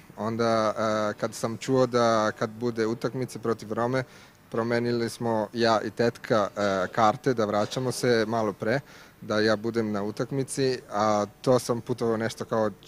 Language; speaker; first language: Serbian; non-native, learner; Italian